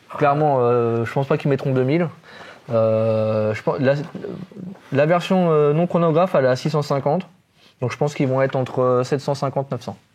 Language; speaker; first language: French; native; French